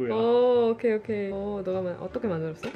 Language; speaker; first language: Korean; non-native, fluent; Indonesian